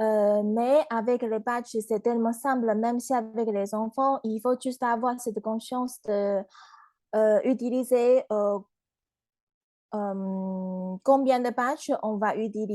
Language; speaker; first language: French; non-native, fluent; Chinese